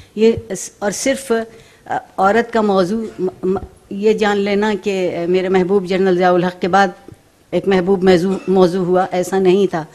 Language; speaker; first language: Urdu; native; Urdu